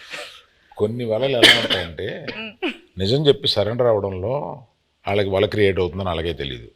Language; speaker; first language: Telugu; native; Telugu